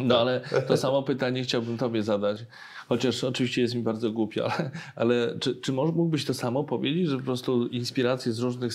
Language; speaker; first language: Polish; native; Polish